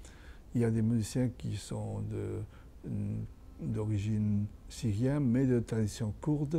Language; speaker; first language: French; non-native, fluent; Catalan